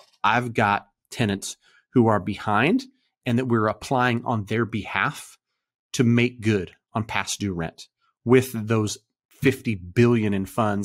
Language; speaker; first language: English; native; English